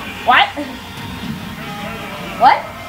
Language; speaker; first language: English; native; English